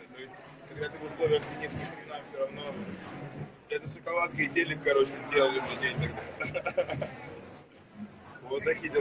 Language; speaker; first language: Russian; native; Russian